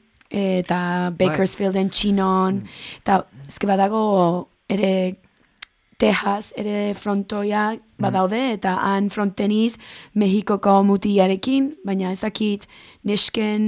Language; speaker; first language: Basque; early bilingual, heritage; Basque